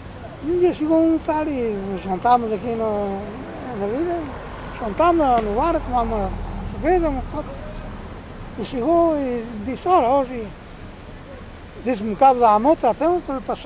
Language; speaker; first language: Portuguese; non-native, local second language; Spanish